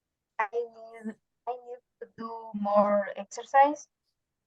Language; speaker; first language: English; non-native, learner; Spanish